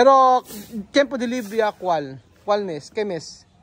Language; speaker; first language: Spanish; non-native, learner; Filipino